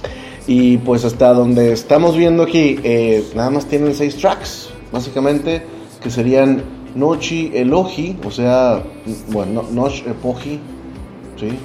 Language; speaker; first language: Spanish; native; Spanish